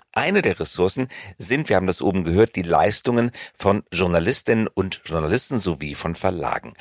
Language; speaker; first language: German; native; German